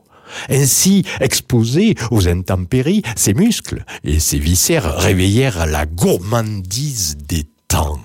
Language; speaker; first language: French; native; French